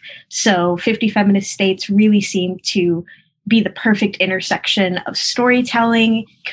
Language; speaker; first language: English; early bilingual, other home language; Spanish